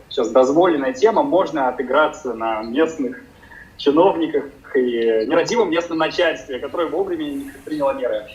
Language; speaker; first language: Russian; native; Russian